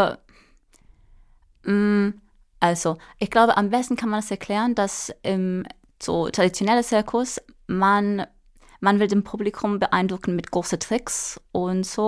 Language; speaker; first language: German; non-native, fluent; English